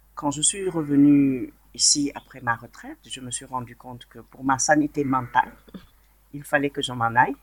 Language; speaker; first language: French; non-native, local second language; Wolof